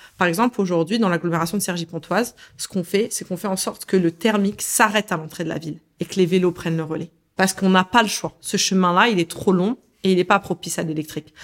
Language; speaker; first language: French; early bilingual, other home language; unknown